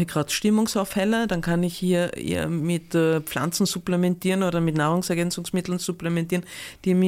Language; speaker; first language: German; native; German